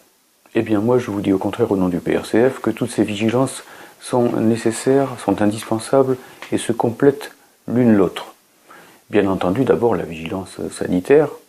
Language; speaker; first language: French; native; French